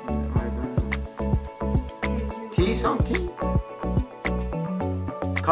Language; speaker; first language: English; non-native, learner; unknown